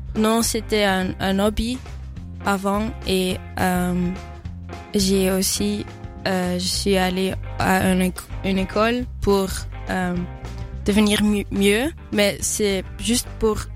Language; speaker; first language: French; non-native, fluent; Dutch